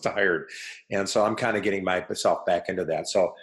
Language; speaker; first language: English; native; English